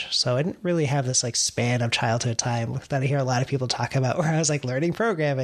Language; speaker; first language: English; native; English